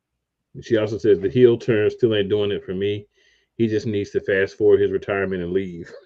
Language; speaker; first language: English; native; English